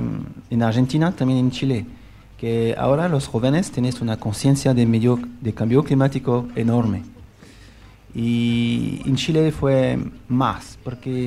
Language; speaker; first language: Spanish; non-native, learner; French